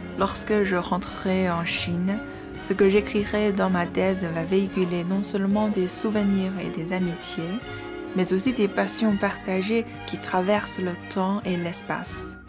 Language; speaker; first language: French; non-native, fluent; Chinese